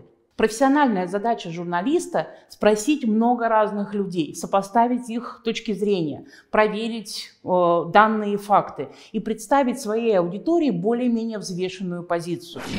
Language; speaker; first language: Russian; native; Russian